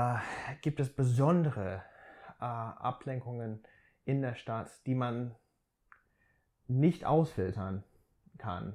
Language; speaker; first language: German; non-native, fluent; English